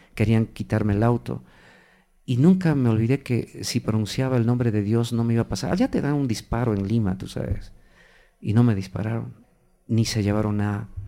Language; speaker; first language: Spanish; native; Spanish